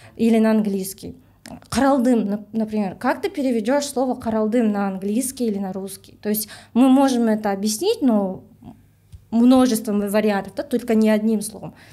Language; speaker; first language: Russian; non-native, local second language; Kyrgyz